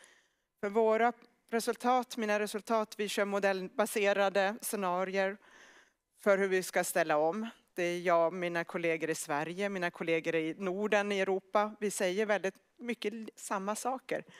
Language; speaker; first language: Swedish; native; Swedish